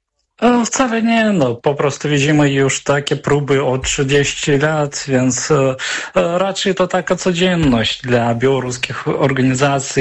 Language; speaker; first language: Polish; non-native, fluent; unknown